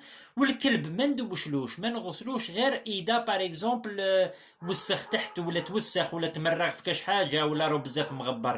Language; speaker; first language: Arabic; native; Arabic